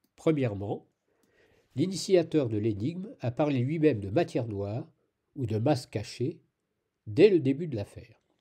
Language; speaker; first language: French; native; French